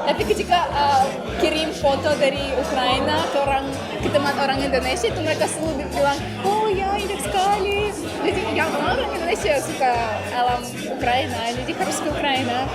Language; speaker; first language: Indonesian; non-native, fluent; Russian